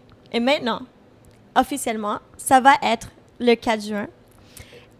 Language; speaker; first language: French; non-native, fluent; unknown